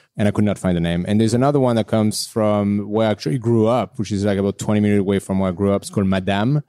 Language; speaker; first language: English; non-native, fluent; French